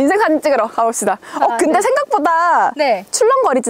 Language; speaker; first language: Korean; native; Korean